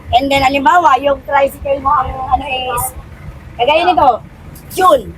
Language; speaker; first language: Filipino; native; Filipino